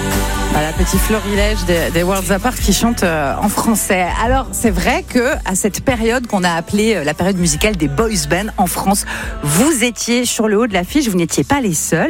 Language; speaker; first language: French; native; French